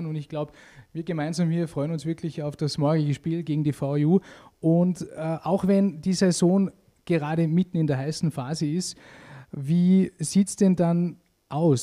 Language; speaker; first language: German; native; German